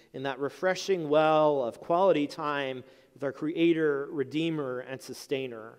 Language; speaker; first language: English; native; English